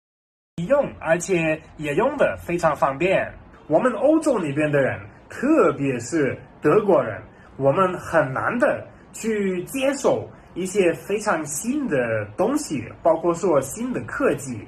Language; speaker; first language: Chinese; non-native, fluent; German